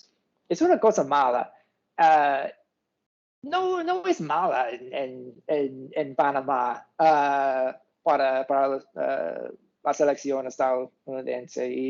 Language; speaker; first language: Spanish; non-native, fluent; English